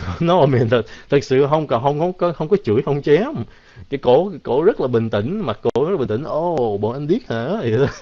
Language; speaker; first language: Vietnamese; early bilingual, heritage; Vietnamese